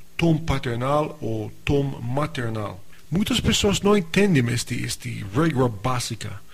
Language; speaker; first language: Portuguese; non-native, fluent; English